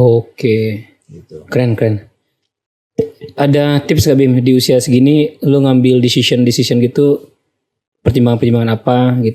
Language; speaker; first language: Indonesian; native; Indonesian